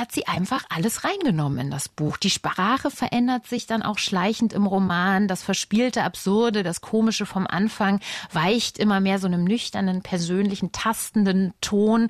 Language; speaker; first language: German; native; German